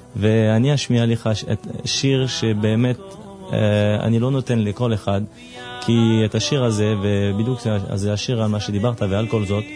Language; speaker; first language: Hebrew; non-native, fluent; French